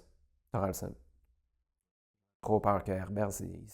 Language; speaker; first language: French; native; French